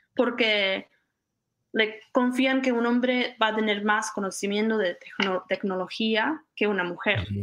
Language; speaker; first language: Spanish; non-native, fluent; Czech